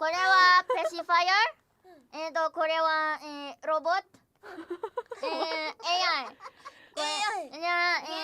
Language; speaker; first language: Japanese; non-native, learner; Indonesian